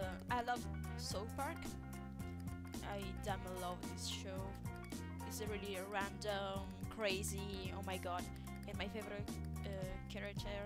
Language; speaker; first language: English; non-native, learner; Italian